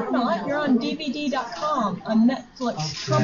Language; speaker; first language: English; native; English